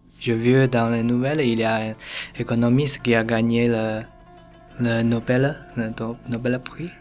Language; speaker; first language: French; non-native, learner; Chinese